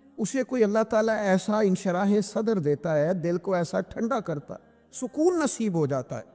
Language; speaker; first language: Urdu; non-native, local second language; Punjabi